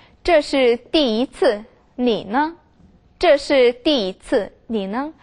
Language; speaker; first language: Chinese; non-native, fluent; Korean